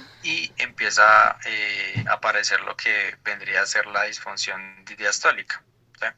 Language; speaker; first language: Spanish; native; Spanish